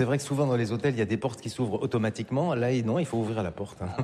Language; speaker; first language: French; native; French